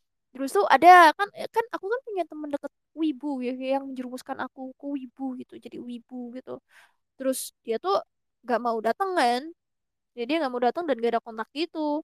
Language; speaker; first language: Indonesian; native; Indonesian